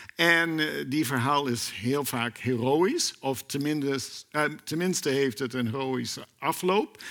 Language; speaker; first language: Dutch; non-native, fluent; English